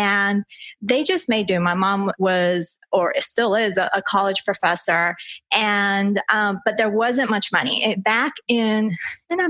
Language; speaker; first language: English; early bilingual, other home language; Spanish